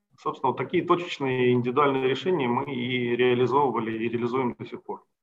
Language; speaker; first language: Russian; native; Russian